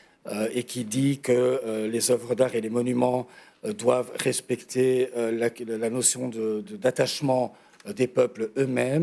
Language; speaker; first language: French; native; French